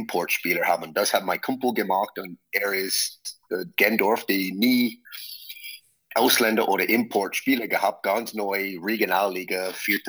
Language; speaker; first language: German; non-native, fluent; English